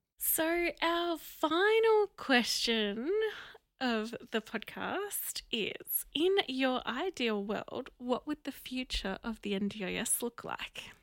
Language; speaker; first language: English; native; English